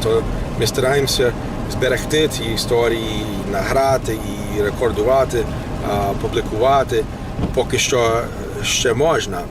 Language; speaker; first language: Ukrainian; early bilingual, heritage; Ukrainian